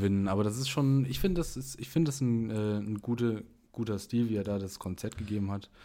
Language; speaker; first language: German; native; German